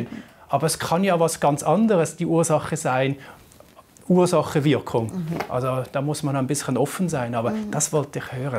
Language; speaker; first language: German; native; German